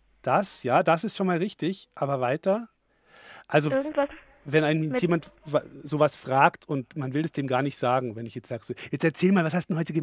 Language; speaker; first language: German; native; German